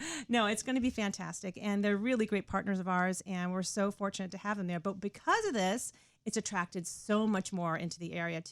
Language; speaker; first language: English; native; English